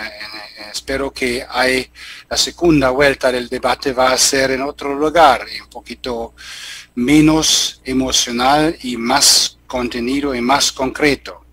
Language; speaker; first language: Spanish; non-native, learner; German